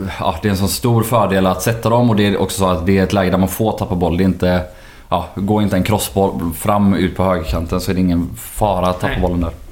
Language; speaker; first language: Swedish; native; Swedish